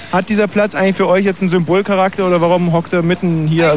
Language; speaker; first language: German; native; German